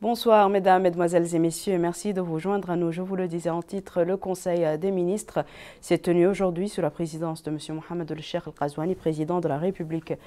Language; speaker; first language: French; non-native, local second language; Arabic